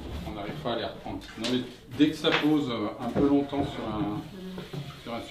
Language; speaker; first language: French; native; French